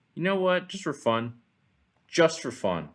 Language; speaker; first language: English; native; English